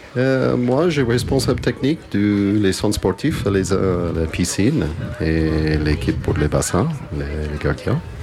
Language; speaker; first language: French; non-native, fluent; English